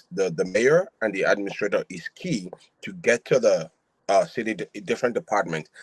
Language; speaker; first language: English; non-native, local second language; Yoruba